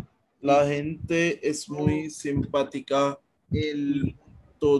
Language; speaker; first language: Spanish; non-native, learner; Hindi